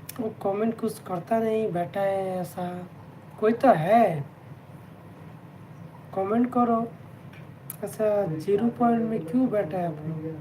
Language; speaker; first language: Hindi; non-native, learner; Bangla